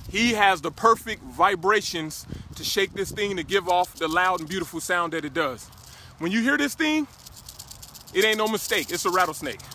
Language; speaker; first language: English; native; English